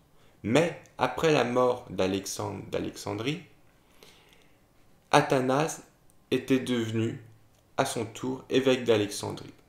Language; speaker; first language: French; native; French